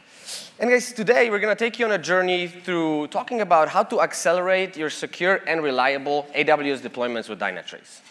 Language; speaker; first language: English; non-native, fluent; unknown